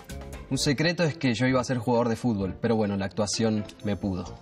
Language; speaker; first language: Spanish; native; Spanish